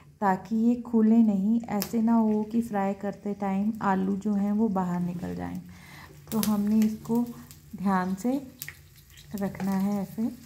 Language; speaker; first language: Hindi; native; Hindi